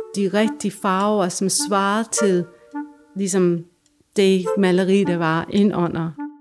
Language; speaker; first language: Danish; non-native, fluent; English